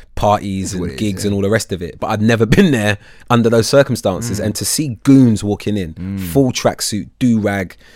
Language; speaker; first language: English; native; English